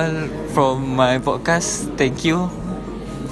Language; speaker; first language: English; non-native, local second language; Malay